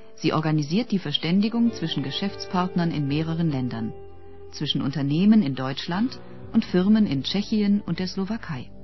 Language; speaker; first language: German; native; German